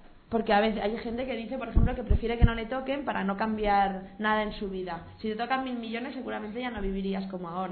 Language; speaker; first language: Spanish; native; Spanish